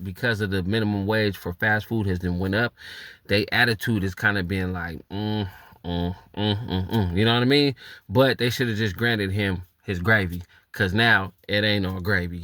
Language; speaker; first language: English; native; English